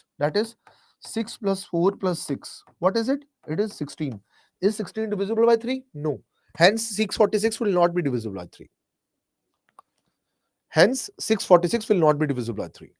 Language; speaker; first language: English; non-native, local second language; Hindi